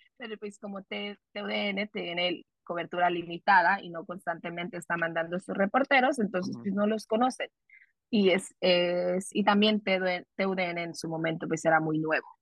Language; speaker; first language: Spanish; early bilingual, heritage; Spanish